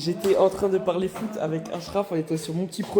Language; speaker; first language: French; native; French